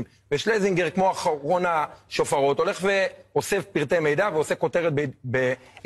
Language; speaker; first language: Hebrew; native; Hebrew